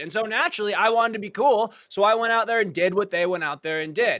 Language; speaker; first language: English; native; English